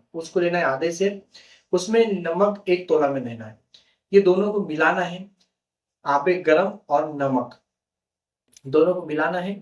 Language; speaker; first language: Hindi; native; Hindi